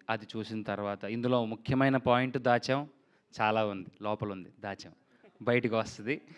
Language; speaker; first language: Telugu; native; Telugu